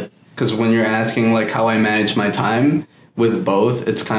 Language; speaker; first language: English; non-native, local second language; Filipino